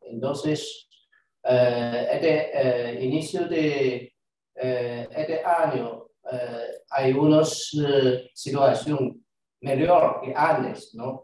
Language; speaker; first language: Spanish; non-native, learner; Chinese